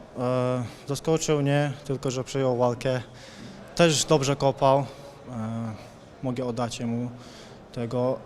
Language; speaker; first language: Polish; non-native, fluent; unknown